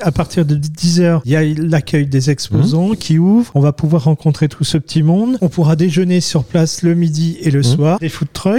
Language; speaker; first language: French; native; French